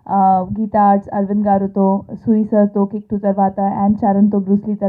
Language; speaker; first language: Telugu; non-native, learner; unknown